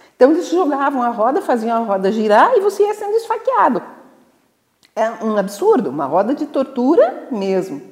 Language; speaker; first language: Portuguese; native; Portuguese